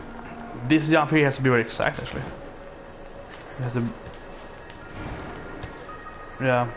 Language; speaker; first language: English; non-native, fluent; Swedish